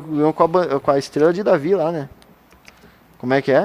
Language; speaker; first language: Portuguese; native; Portuguese